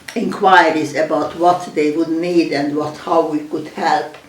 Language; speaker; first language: English; non-native, fluent; Hungarian